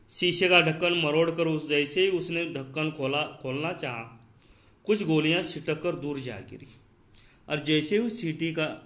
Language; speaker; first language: Hindi; non-native, local second language; Marathi